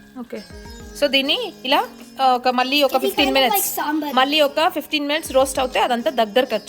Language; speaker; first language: Telugu; native; Telugu